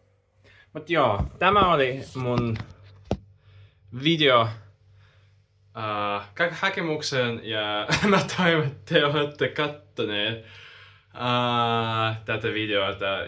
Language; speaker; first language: Finnish; non-native, fluent; Russian